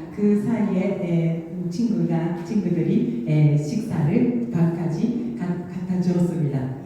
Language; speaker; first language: Korean; non-native, learner; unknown